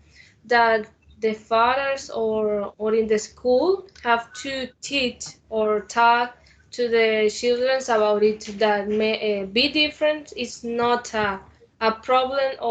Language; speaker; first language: English; non-native, learner; Spanish